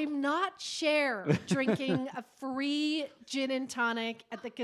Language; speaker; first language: English; native; English